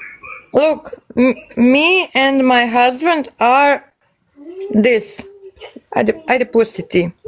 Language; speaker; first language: English; non-native, learner; Bosnian